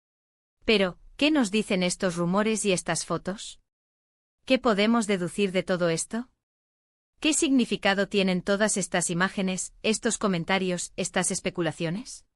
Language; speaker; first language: Spanish; native; Spanish